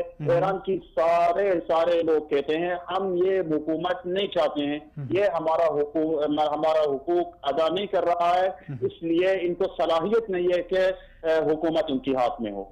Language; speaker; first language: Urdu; non-native, fluent; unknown